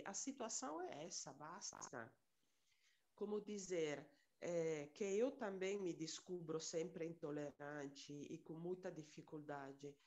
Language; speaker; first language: Portuguese; non-native, fluent; Italian